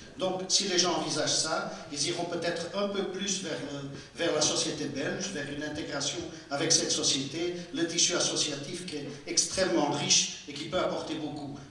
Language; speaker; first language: French; non-native, fluent; Portuguese